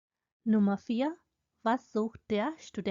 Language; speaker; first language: German; non-native, fluent; Hindi